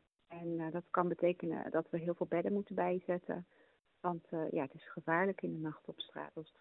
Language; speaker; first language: Dutch; native; Dutch